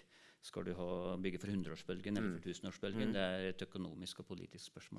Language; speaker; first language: Norwegian; non-native, fluent; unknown